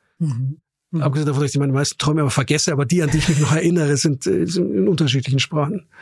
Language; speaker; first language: German; native; German